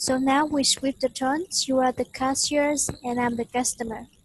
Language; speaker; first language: English; non-native, fluent; Vietnamese